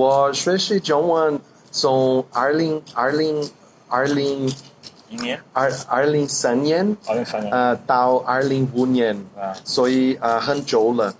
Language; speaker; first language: Chinese; non-native, learner; Portuguese